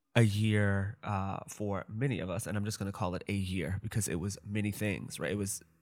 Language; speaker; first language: English; native; English